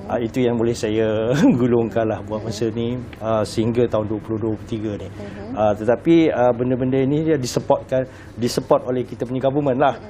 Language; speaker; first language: Malay; native; Malay